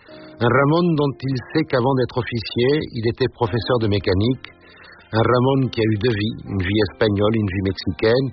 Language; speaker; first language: French; native; French